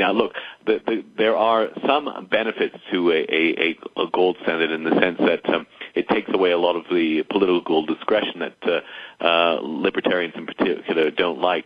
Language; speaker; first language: English; native; English